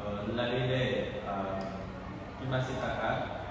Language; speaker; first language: Japanese; non-native, learner; Vietnamese